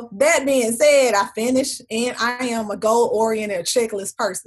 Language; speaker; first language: English; native; English